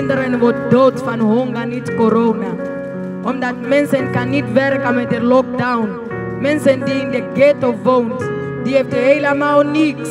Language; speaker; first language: Dutch; non-native, learner; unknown